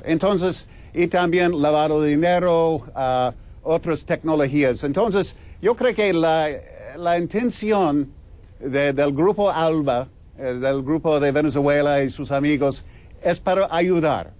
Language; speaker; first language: Spanish; non-native, fluent; English